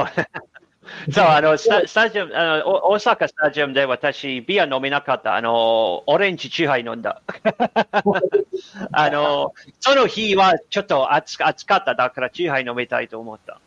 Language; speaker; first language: Japanese; non-native, learner; English